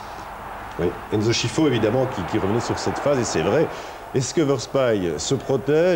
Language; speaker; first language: French; native; French